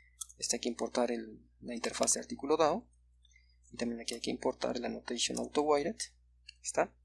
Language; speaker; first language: Spanish; native; Spanish